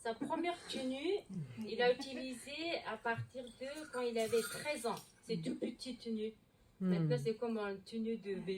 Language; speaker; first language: French; non-native, learner; Mongolian